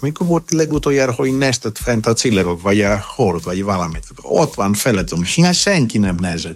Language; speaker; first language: Hungarian; non-native, learner; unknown